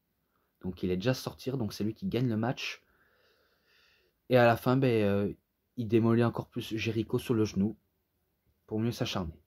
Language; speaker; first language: French; native; French